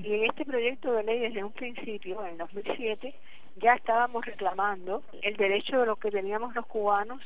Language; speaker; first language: Spanish; native; Spanish